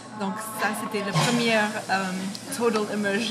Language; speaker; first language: French; non-native, fluent; English